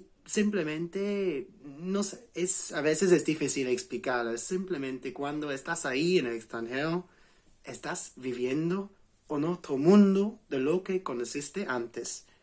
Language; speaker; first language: Spanish; non-native, fluent; English